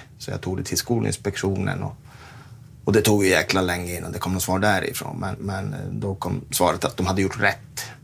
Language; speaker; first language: Swedish; native; Swedish